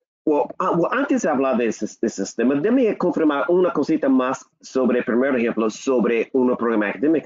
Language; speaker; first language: Spanish; non-native, learner; English